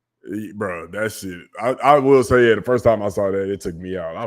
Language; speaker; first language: English; native; English